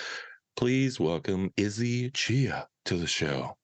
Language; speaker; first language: English; native; English